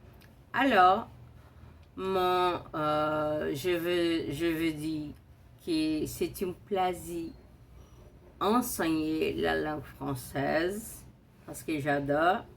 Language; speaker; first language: French; non-native, learner; Portuguese